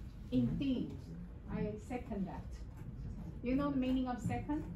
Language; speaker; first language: English; non-native, fluent; Chinese